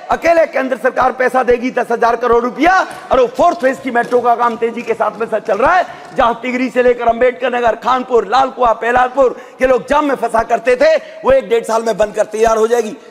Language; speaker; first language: Hindi; native; Hindi